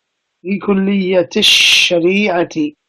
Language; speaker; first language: Arabic; non-native, fluent; English